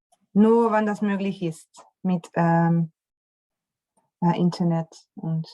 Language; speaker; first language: German; non-native, learner; Dutch